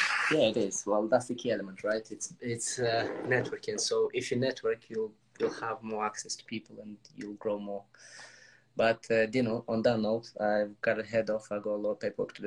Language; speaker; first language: English; non-native, fluent; Romanian